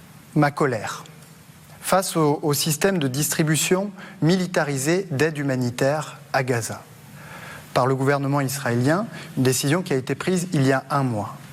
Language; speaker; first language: French; native; French